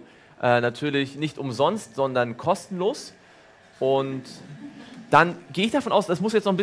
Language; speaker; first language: German; native; German